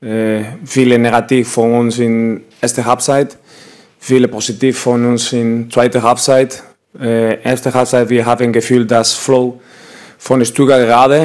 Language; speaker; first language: German; non-native, learner; Spanish